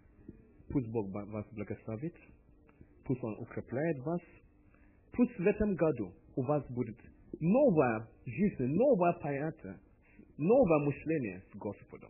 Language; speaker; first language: Russian; non-native, learner; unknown